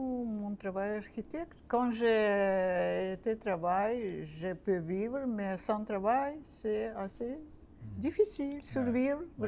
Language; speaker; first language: French; non-native, learner; Russian